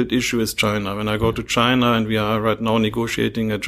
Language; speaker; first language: English; non-native, fluent; German